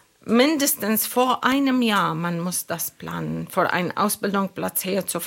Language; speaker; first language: German; non-native, fluent; Arabic